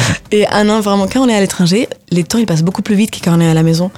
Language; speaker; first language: French; non-native, fluent; Spanish